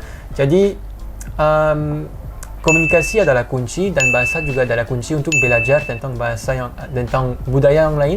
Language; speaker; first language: Indonesian; non-native, fluent; French